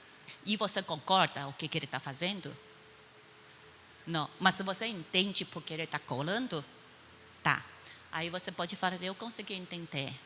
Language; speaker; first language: Portuguese; non-native, fluent; Chinese